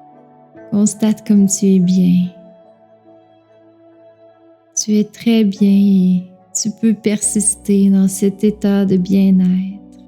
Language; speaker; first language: French; native; French